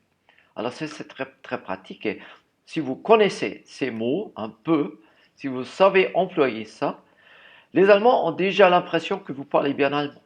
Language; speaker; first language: French; non-native, fluent; German